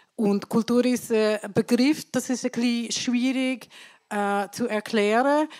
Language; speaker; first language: German; non-native, fluent; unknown